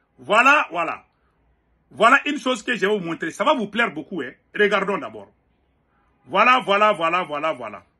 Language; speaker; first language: French; non-native, local second language; Bambara